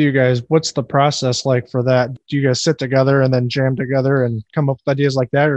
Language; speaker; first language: English; native; English